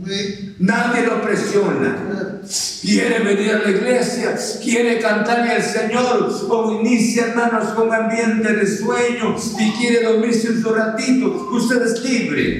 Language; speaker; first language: Spanish; native; Spanish